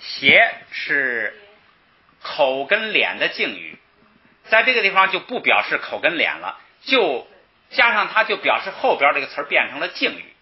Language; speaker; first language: Chinese; native; Chinese